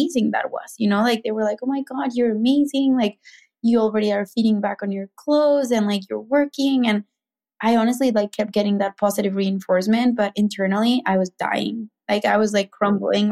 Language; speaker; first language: English; non-native, fluent; Spanish